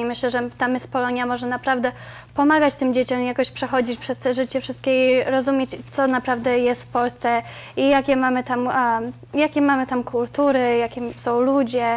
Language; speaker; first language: Polish; early bilingual, other home language; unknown